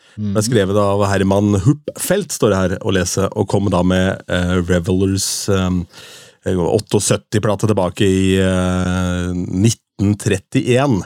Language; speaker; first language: Norwegian; native; Norwegian